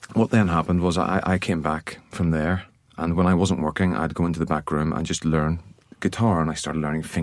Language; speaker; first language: English; native; English